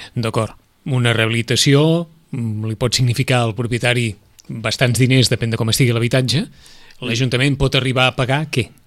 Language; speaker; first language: Catalan; native; Catalan